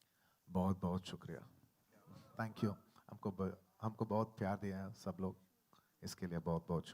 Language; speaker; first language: Hindi; non-native, local second language; Telugu